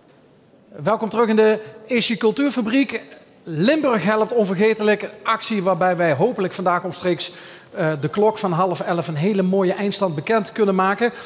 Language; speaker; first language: Dutch; native; Dutch